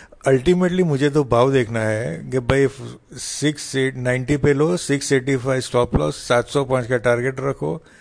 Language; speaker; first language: Hindi; native; Hindi